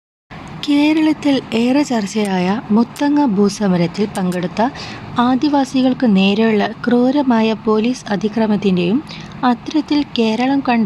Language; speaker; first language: Malayalam; native; Malayalam